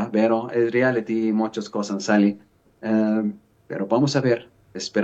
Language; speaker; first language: Spanish; non-native, learner; Arabic